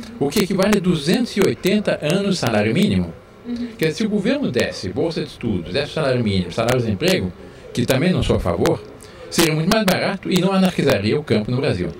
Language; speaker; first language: Portuguese; early bilingual, other home language; French